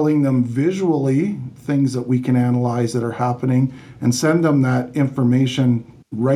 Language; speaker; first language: English; native; English